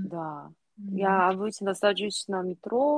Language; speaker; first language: Russian; non-native, learner; Korean